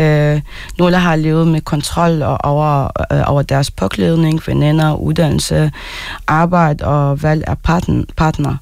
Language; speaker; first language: Danish; early bilingual, other home language; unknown